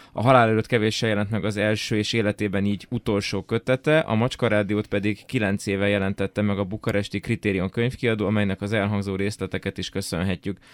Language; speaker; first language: Hungarian; native; Hungarian